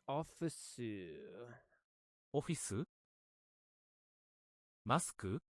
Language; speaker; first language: Japanese; non-native, learner; English